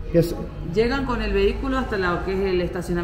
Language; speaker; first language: Spanish; native; Spanish